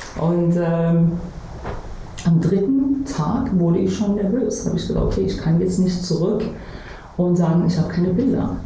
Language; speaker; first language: German; non-native, fluent; Persian